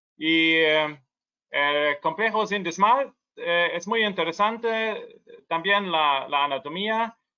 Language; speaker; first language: Spanish; non-native, learner; German